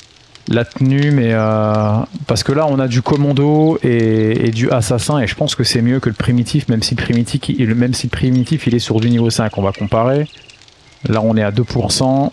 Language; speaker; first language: French; native; French